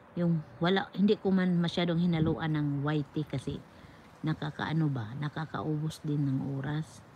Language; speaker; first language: Filipino; non-native, local second language; Cebuano